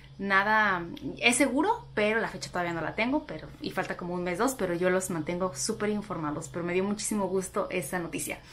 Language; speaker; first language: Spanish; native; Spanish